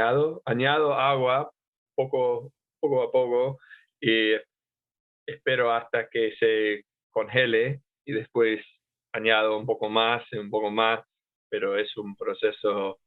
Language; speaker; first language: Spanish; non-native, fluent; English